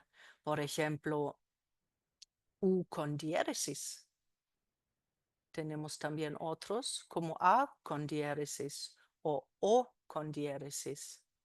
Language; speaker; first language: Spanish; non-native, fluent; German